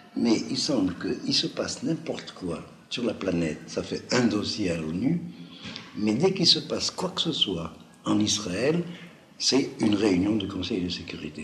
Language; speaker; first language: French; non-native, local second language; Arabic